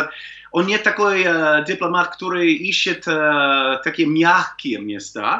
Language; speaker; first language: Russian; non-native, fluent; English